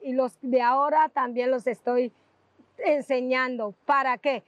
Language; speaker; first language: Spanish; non-native, local second language; English